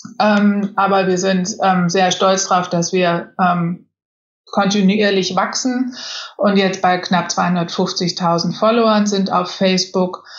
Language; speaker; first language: German; native; German